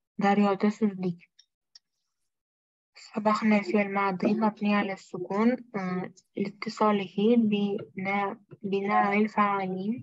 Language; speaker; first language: Arabic; non-native, learner; Uzbek